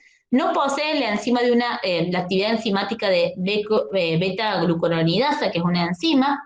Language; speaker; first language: Spanish; native; Spanish